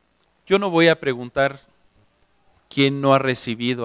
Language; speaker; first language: Spanish; native; Spanish